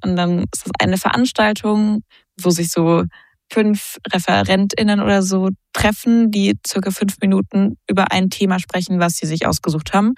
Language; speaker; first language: German; native; German